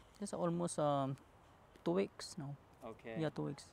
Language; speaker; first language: English; non-native, learner; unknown